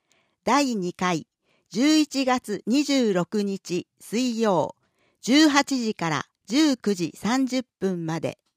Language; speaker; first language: Japanese; native; Japanese